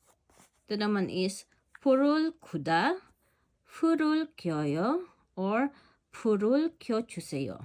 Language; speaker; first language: Korean; non-native, learner; Filipino